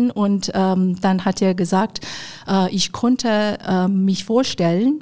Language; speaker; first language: German; non-native, fluent; Chinese